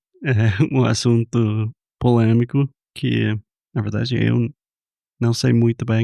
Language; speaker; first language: Portuguese; non-native, fluent; English